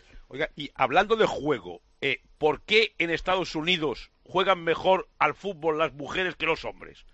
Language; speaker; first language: Spanish; native; Spanish